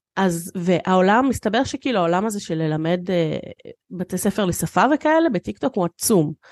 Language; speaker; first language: Hebrew; native; Hebrew